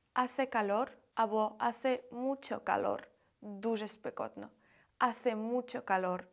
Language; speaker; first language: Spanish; non-native, fluent; Ukrainian